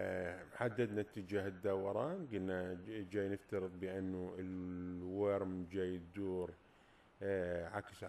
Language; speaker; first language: Arabic; native; Arabic